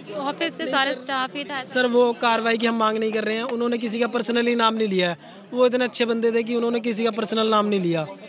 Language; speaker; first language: Hindi; native; Hindi